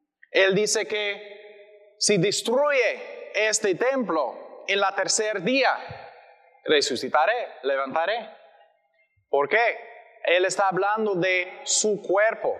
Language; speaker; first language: Spanish; non-native, learner; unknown